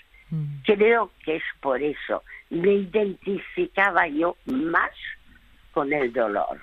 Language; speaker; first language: Spanish; early bilingual, other home language; French